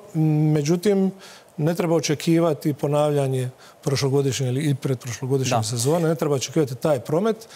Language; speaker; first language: Croatian; native; Croatian